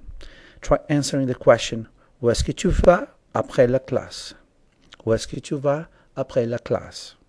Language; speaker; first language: French; non-native, fluent; English